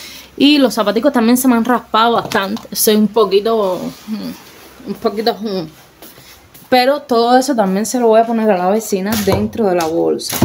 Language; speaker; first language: Spanish; native; Spanish